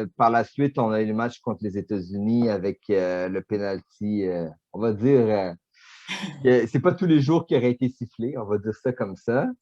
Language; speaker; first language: French; native; French